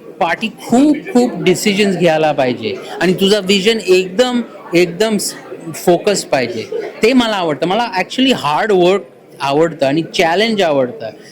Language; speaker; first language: Marathi; early bilingual, heritage; Marathi